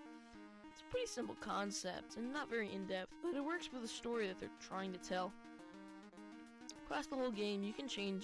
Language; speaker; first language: English; native; English